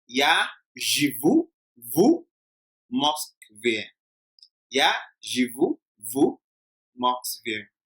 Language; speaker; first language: Russian; non-native, learner; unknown